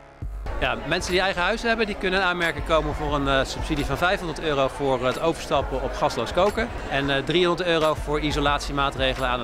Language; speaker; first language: Dutch; native; Dutch